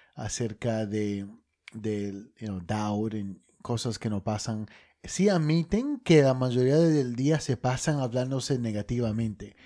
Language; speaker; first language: Spanish; early bilingual, other home language; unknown